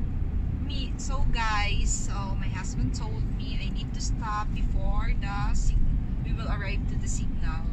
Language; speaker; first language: English; non-native, local second language; Filipino